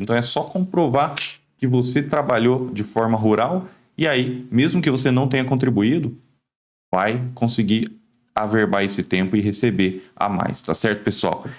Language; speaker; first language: Portuguese; native; Portuguese